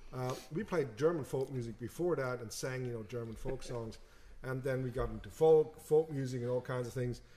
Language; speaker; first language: English; non-native, fluent; German